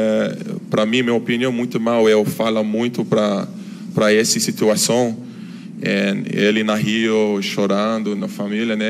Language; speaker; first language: Portuguese; non-native, learner; Turkish